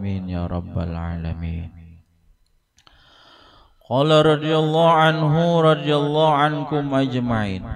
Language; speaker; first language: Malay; non-native, local second language; Banjar